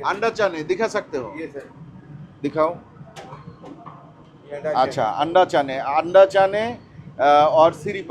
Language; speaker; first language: Hindi; non-native, learner; Bangla